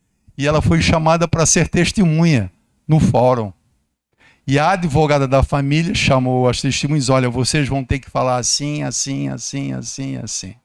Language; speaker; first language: Portuguese; native; Portuguese